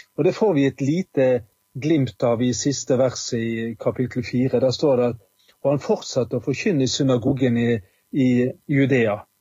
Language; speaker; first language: Norwegian; native; Norwegian